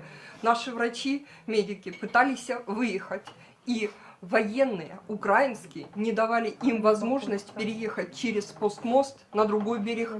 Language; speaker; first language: Russian; native; Russian